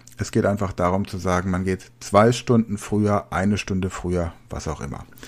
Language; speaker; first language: German; native; German